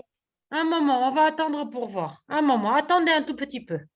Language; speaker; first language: French; native; French